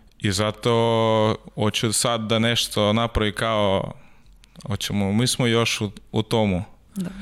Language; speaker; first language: Serbian; non-native, learner; Russian